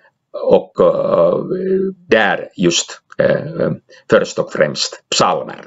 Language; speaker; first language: Swedish; non-native, local second language; Finnish